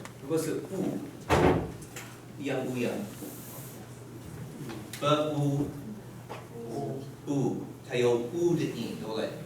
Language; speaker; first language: Chinese; non-native, fluent; English